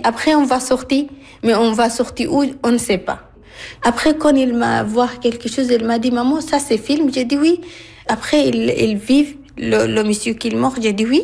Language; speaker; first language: French; non-native, learner; Arabic